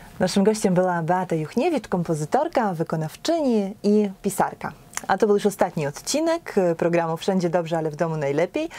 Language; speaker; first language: Polish; native; Polish